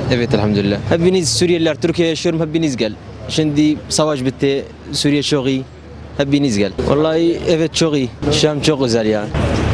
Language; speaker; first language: Turkish; non-native, learner; Arabic